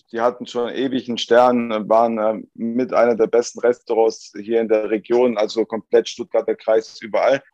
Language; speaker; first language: German; early bilingual, other home language; Italian